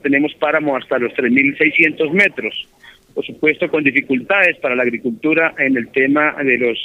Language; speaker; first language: Spanish; native; Spanish